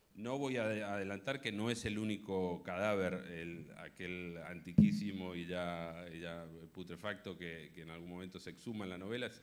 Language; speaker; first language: Spanish; native; Spanish